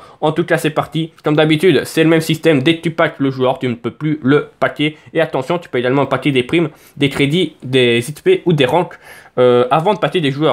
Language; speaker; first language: French; native; French